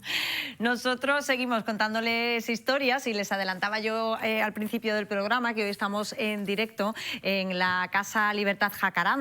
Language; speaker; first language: Spanish; native; Spanish